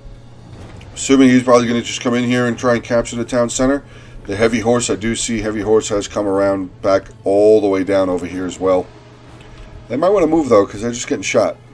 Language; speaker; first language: English; native; English